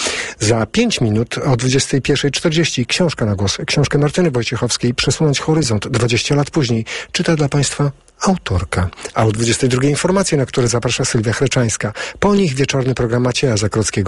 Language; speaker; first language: Polish; native; Polish